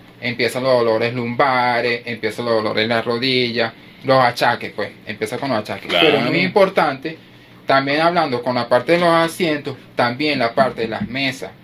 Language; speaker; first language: Spanish; native; Spanish